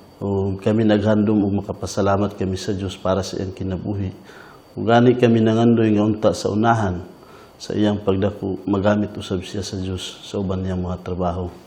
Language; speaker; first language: Cebuano; native; Cebuano